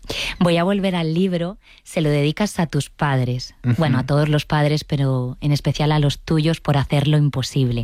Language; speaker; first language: Spanish; native; Spanish